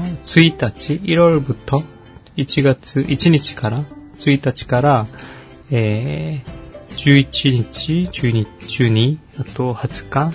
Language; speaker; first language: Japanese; non-native, fluent; Korean